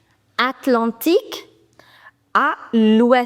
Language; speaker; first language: French; non-native, fluent; Hindi